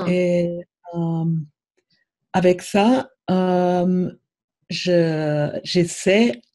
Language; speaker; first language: French; non-native, fluent; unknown